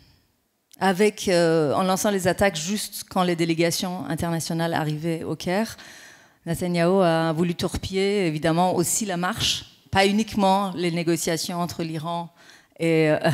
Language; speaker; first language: French; non-native, fluent; Persian